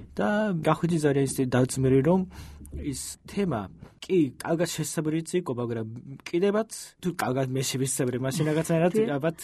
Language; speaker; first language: Georgian; non-native, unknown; Japanese